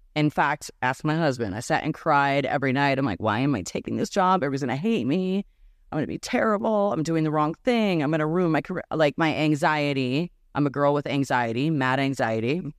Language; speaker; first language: English; early bilingual, other home language; Serbian